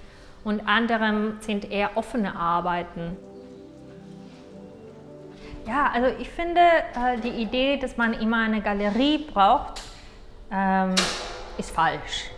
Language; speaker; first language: German; non-native, fluent; Spanish